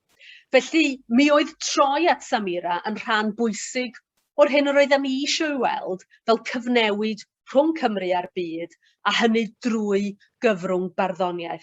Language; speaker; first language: Welsh; native; Welsh